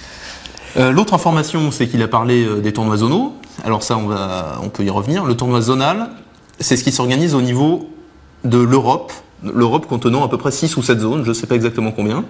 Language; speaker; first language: French; native; French